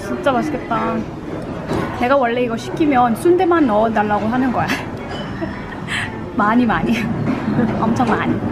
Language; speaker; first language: Korean; non-native, fluent; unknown